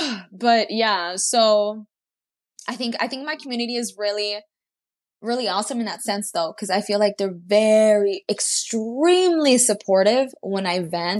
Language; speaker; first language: English; early bilingual, other home language; Spanish